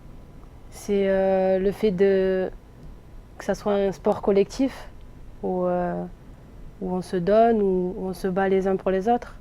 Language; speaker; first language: French; native; French